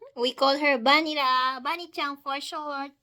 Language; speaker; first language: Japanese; non-native, learner; Filipino